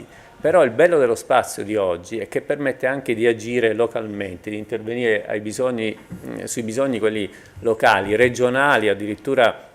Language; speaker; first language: Italian; native; Italian